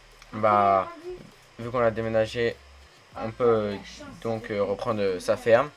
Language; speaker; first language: French; native; French